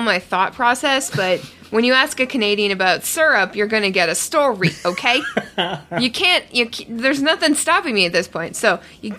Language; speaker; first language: English; native; English